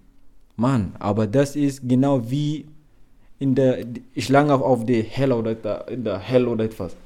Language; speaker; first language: German; non-native, learner; Arabic